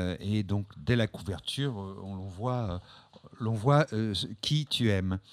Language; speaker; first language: French; native; French